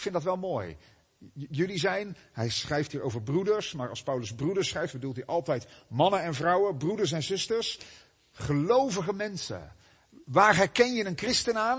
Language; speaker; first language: Dutch; native; Dutch